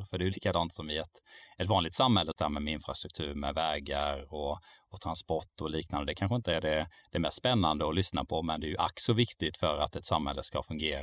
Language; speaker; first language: Swedish; native; Swedish